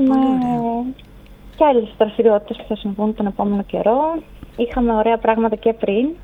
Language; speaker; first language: Greek; native; Greek